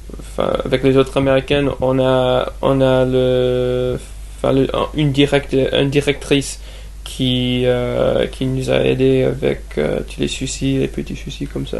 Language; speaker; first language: French; non-native, fluent; English